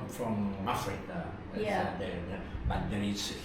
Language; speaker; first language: English; non-native, learner; Spanish